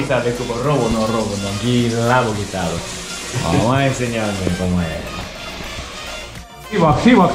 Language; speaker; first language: Spanish; non-native, learner; Japanese